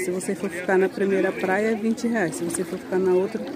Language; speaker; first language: Portuguese; native; Portuguese